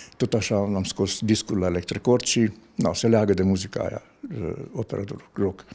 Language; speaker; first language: Romanian; non-native, local second language; Hungarian